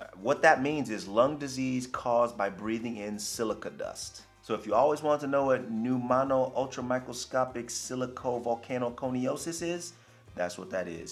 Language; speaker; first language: English; native; English